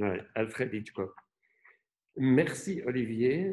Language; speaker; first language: French; non-native, local second language; German